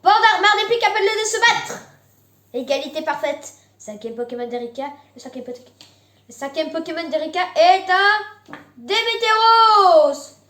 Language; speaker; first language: French; native; French